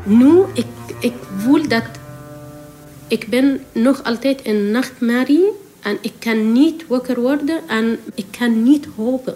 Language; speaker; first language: Dutch; non-native, learner; Arabic